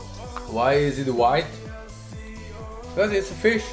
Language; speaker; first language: English; non-native, learner; Korean